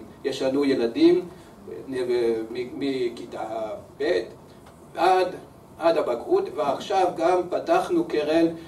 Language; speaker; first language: Hebrew; early bilingual, other home language; French